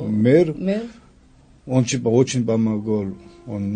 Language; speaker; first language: Russian; non-native, fluent; Georgian